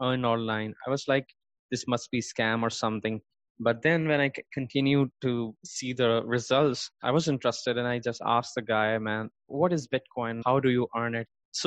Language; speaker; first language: English; non-native, local second language; Urdu